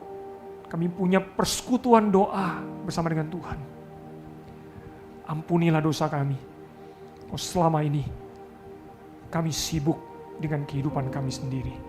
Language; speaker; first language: Indonesian; native; Indonesian